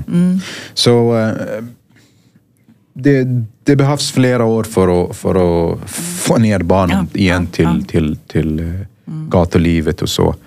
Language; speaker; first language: Swedish; non-native, fluent; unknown